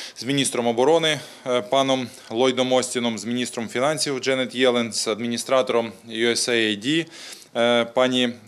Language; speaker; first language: Ukrainian; native; Ukrainian